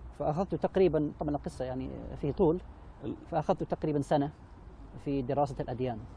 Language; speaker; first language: Arabic; non-native, fluent; English